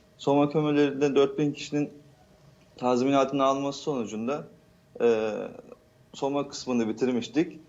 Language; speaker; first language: Turkish; native; Turkish